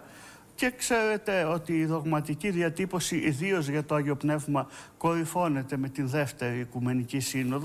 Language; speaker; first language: Greek; native; Greek